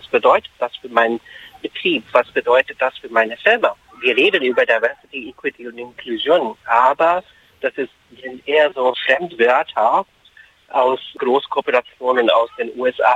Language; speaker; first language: German; non-native, fluent; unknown